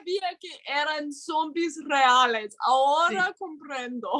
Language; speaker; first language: Spanish; non-native, learner; English